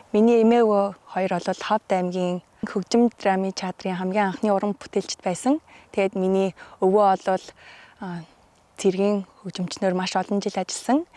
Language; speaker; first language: Mongolian; early bilingual, heritage; Mongolian